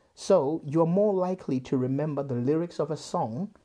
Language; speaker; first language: English; non-native, local second language; Shona